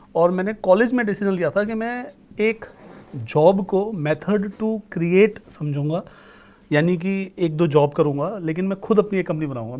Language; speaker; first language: Hindi; native; Hindi